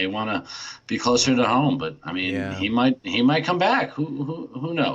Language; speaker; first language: English; native; English